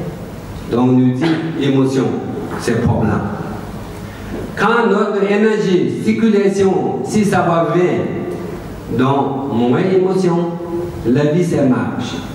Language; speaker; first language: French; non-native, learner; Tibetan